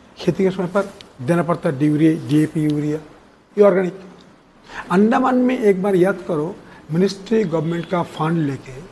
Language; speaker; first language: Hindi; non-native, local second language; Bangla